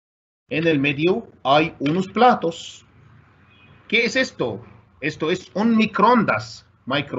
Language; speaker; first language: Spanish; non-native, fluent; Arabic